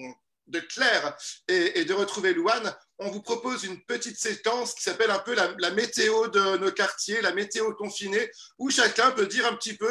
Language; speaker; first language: French; native; French